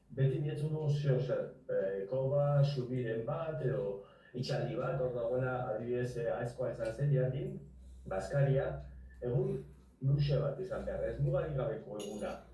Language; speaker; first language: Basque; non-native, local second language; Spanish